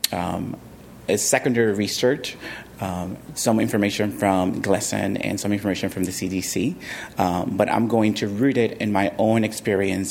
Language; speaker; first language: English; early bilingual, other home language; Spanish